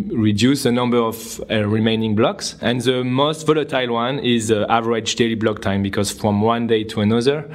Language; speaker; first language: English; non-native, fluent; French